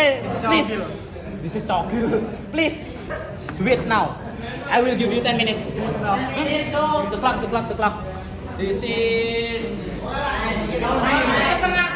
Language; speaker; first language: English; non-native, learner; Indonesian